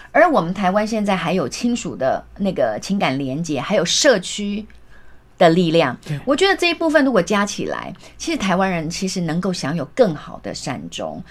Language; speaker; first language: Chinese; native; Chinese